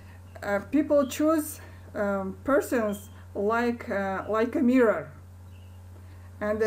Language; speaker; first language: English; non-native, learner; Kazakh